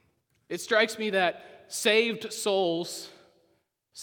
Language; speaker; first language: English; native; English